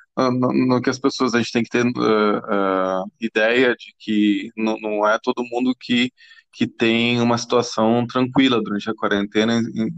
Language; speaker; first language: Portuguese; non-native, fluent; English